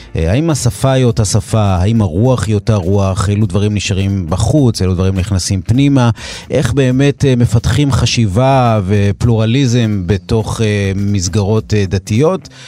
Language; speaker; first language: Hebrew; native; Hebrew